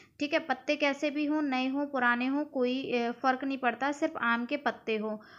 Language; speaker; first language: Hindi; native; Hindi